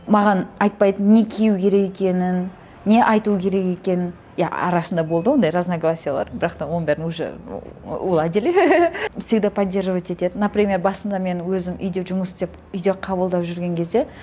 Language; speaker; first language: Kazakh; non-native, local second language; Russian